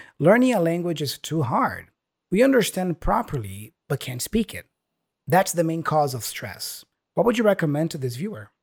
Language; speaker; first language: English; non-native, fluent; Portuguese